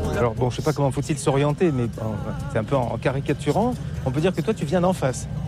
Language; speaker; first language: French; native; French